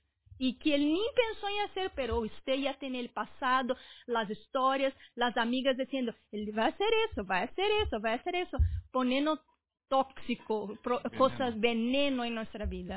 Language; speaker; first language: Spanish; non-native, fluent; Portuguese